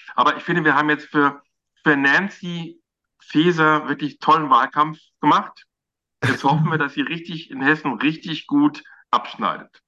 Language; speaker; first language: German; native; German